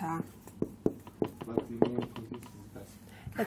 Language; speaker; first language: English; non-native, learner; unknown